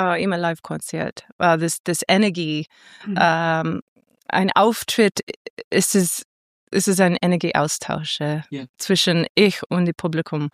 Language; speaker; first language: German; non-native, fluent; English